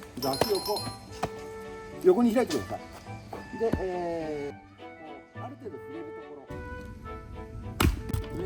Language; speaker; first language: Japanese; native; Japanese